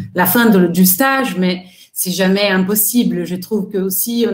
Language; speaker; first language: French; non-native, fluent; Portuguese